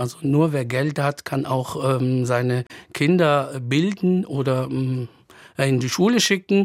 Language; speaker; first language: German; non-native, fluent; Arabic